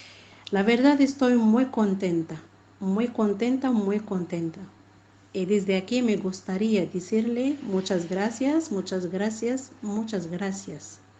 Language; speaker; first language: Spanish; non-native, fluent; Arabic